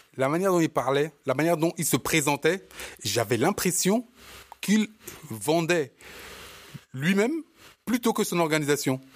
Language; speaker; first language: French; early bilingual, other home language; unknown